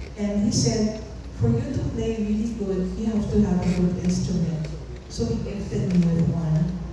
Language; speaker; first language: English; non-native, local second language; Filipino